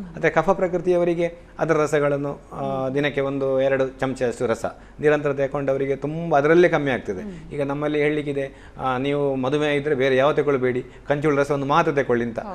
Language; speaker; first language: Kannada; non-native, local second language; Tulu